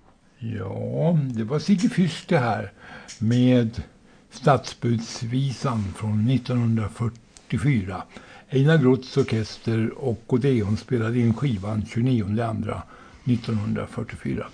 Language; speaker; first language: Swedish; native; Swedish